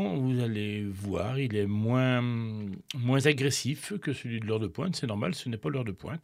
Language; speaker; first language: French; native; French